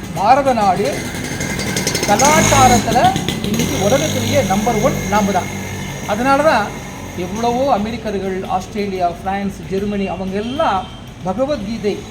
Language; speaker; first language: Tamil; non-native, local second language; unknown